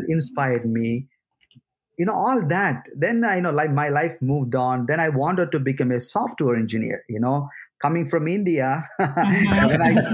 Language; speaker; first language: English; non-native, local second language; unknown